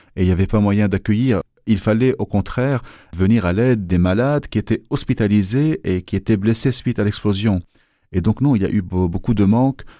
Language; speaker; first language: French; non-native, local second language; Arabic